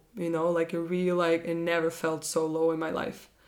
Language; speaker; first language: English; non-native, fluent; Norwegian